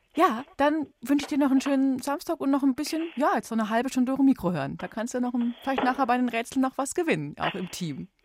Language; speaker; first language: German; native; German